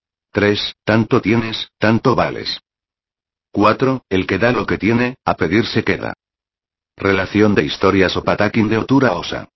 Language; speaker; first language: Spanish; native; Spanish